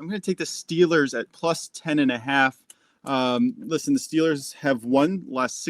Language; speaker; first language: English; native; English